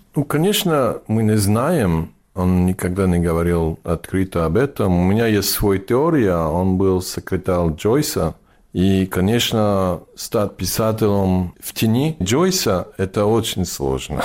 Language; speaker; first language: Russian; non-native, fluent; English